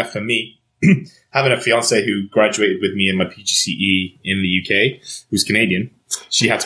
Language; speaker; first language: English; native; English